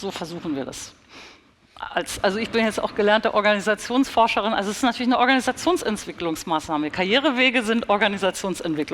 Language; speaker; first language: German; native; German